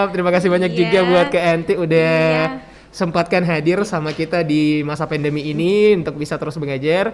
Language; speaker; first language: Indonesian; native; Indonesian